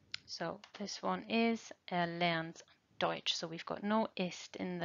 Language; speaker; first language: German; non-native, fluent; English